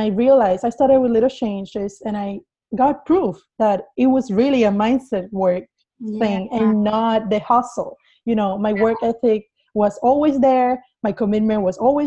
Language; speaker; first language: English; non-native, fluent; Spanish